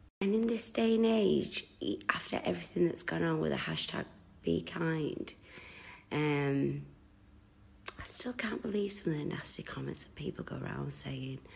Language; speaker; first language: English; native; English